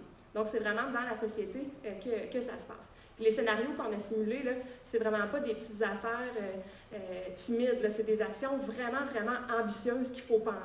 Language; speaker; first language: French; native; French